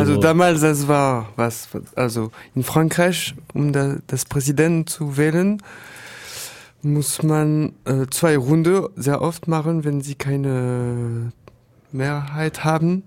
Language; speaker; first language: German; non-native, learner; French